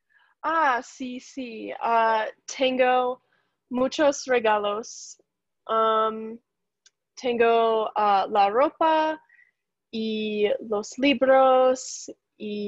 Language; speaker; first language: Spanish; non-native, learner; English